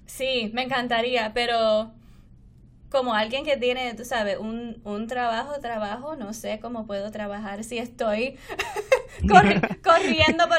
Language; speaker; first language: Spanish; non-native, fluent; English